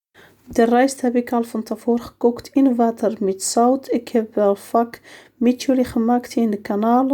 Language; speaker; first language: Dutch; non-native, learner; Arabic